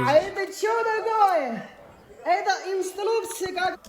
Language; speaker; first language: Russian; non-native, learner; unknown